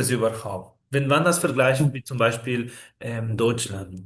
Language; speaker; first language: German; non-native, fluent; Spanish